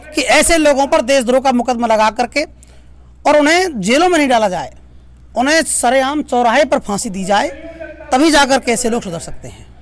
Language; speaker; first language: Hindi; native; Hindi